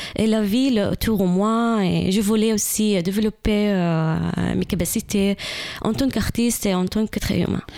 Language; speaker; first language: French; non-native, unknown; Arabic